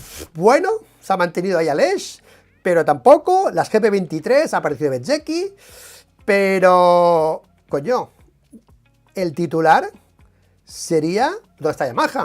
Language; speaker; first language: Spanish; native; Spanish